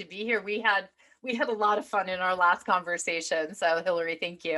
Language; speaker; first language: English; native; English